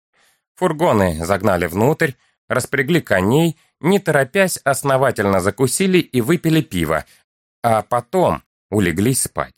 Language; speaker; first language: Russian; native; Russian